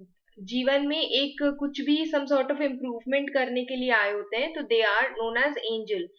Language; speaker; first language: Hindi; native; Hindi